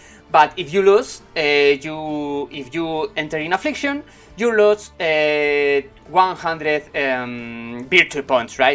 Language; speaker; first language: English; non-native, learner; Spanish